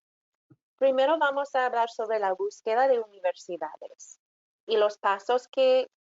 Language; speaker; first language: Spanish; non-native, fluent; English